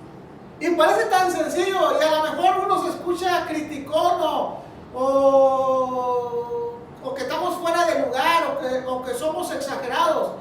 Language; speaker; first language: Spanish; native; Spanish